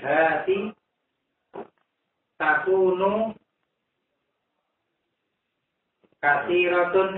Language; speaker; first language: Arabic; non-native, learner; Indonesian